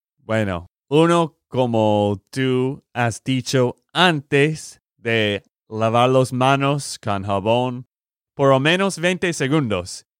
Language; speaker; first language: Spanish; non-native, learner; English